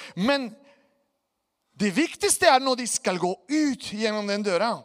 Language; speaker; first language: Norwegian; non-native, fluent; Spanish